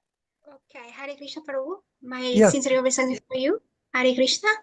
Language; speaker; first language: English; non-native, learner; Spanish